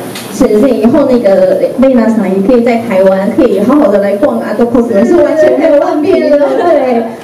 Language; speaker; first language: Chinese; native; Chinese